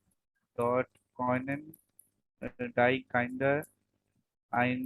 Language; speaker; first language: German; non-native, learner; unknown